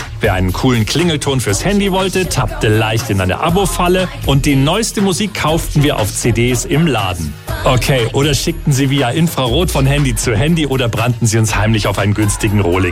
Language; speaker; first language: German; native; German